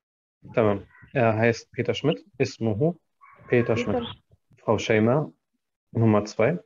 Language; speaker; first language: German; non-native, fluent; Arabic